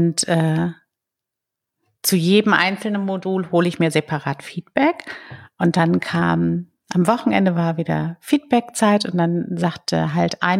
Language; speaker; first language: German; native; German